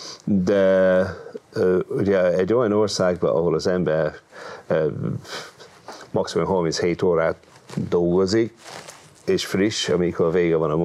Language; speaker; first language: Hungarian; non-native, fluent; English